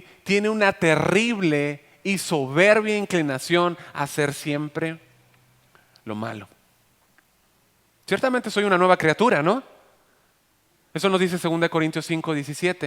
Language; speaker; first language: Spanish; native; Spanish